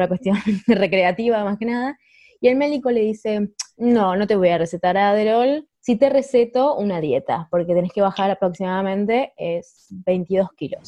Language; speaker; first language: Spanish; native; Spanish